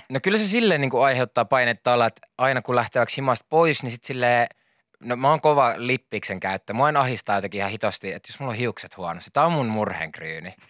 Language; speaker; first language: Finnish; native; Finnish